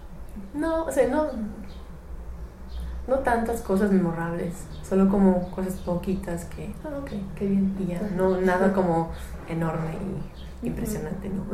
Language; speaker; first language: Spanish; non-native, fluent; English